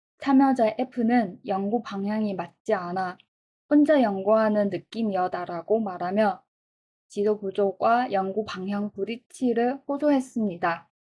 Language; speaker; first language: Korean; non-native, fluent; Chinese